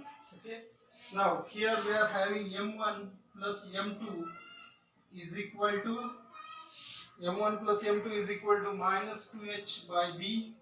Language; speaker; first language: English; non-native, local second language; Marathi